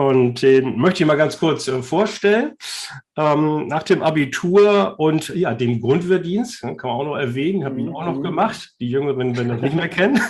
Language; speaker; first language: German; native; German